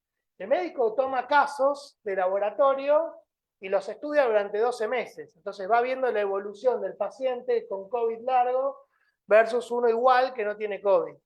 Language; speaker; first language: Spanish; native; Spanish